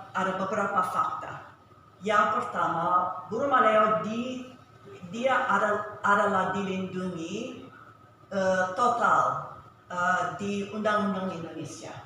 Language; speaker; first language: Indonesian; non-native, fluent; English